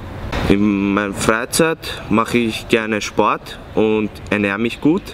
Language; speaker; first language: German; non-native, fluent; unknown